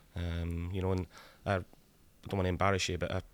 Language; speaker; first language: English; native; English